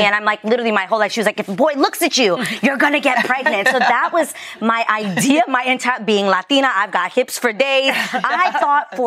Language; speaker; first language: English; native; English